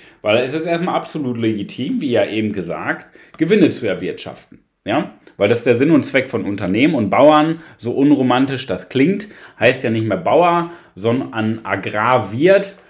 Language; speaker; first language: German; native; German